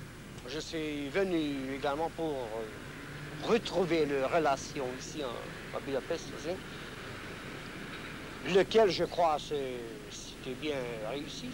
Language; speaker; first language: French; non-native, fluent; Hungarian